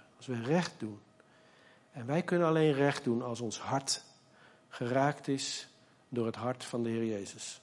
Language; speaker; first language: Dutch; native; Dutch